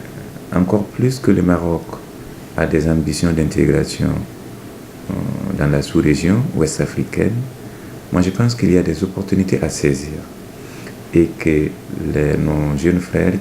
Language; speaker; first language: French; non-native, local second language; Mossi